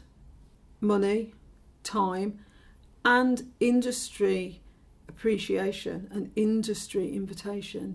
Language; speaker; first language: English; native; English